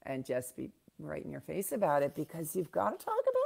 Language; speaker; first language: English; native; English